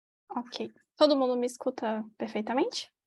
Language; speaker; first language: Portuguese; native; Portuguese